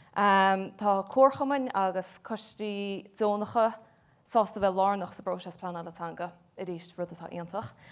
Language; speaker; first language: Irish; native; Irish